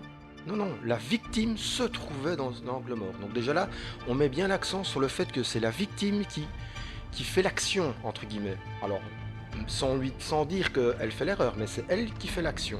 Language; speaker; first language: French; native; French